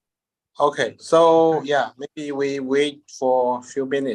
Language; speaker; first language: English; non-native, learner; Chinese